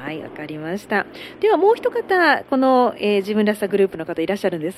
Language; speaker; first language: Japanese; native; Japanese